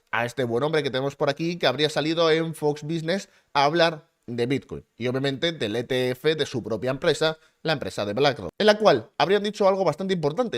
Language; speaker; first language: Spanish; native; Spanish